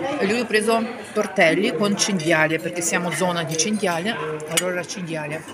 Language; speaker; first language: Italian; non-native, learner; Ukrainian